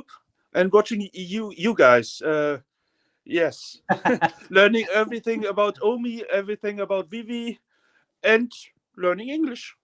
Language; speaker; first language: English; non-native, learner; German